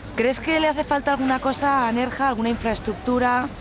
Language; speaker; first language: Spanish; native; Spanish